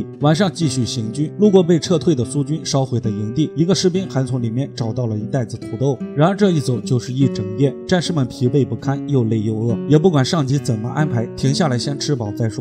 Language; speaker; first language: Chinese; native; Chinese